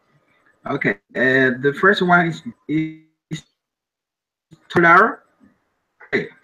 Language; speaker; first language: English; non-native, learner; Spanish